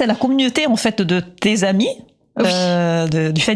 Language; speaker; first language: French; native; French